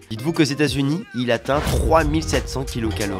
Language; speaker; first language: French; native; French